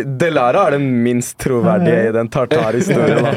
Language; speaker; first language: Norwegian; early bilingual, other home language; Turkish